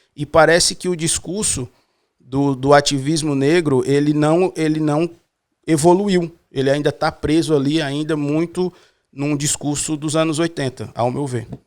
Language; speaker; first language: Portuguese; native; Portuguese